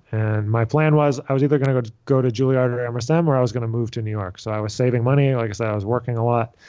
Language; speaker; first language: English; native; English